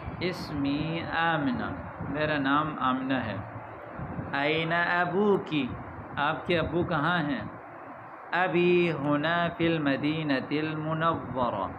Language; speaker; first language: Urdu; native; Urdu